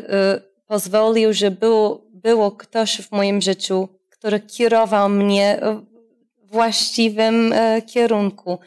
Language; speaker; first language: Polish; non-native, fluent; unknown